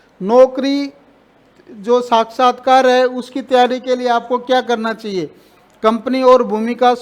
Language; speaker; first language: Hindi; native; Hindi